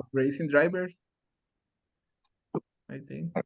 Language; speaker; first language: English; non-native, learner; Spanish